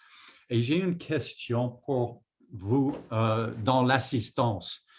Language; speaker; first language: French; non-native, fluent; English